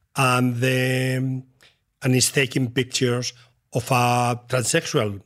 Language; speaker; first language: English; non-native, fluent; Spanish